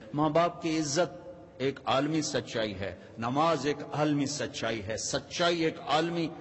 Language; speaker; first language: Urdu; non-native, local second language; Punjabi